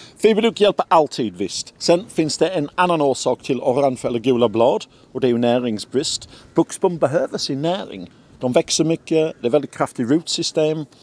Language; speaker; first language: Swedish; non-native, fluent; English